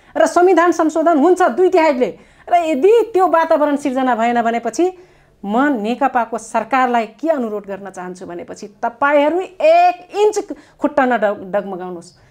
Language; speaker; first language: Nepali; non-native, local second language; Dangaura Tharu